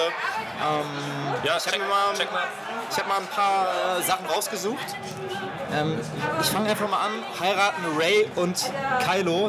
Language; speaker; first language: German; native; German